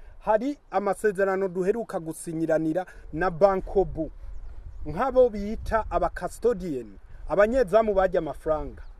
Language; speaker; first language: Rundi; native; Rundi